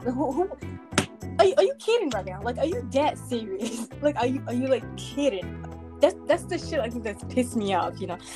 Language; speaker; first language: English; early bilingual, other home language; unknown